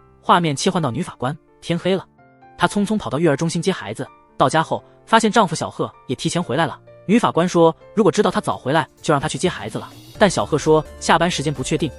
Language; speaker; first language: Chinese; native; Chinese